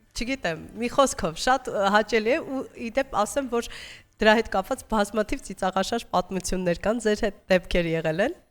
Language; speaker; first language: Armenian; native; Armenian